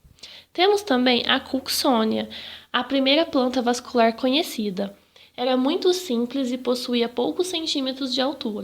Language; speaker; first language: Portuguese; native; Portuguese